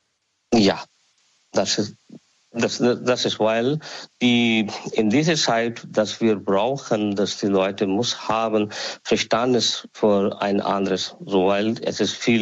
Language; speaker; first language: German; non-native, learner; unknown